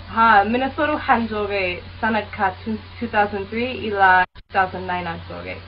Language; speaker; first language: Somali; non-native, fluent; English